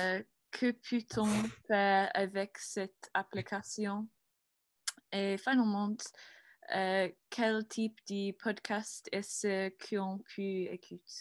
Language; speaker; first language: French; non-native, learner; English